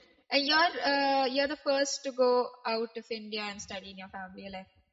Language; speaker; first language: English; non-native, local second language; Malayalam